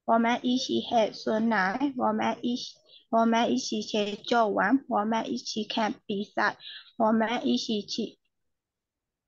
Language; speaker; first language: Chinese; non-native, learner; Burmese